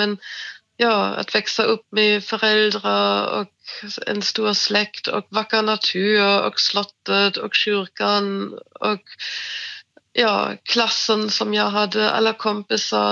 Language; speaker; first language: Swedish; non-native, fluent; German